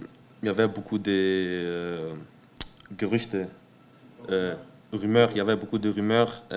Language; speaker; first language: French; early bilingual, heritage; French